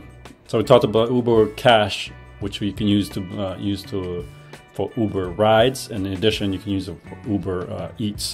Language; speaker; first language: English; native; English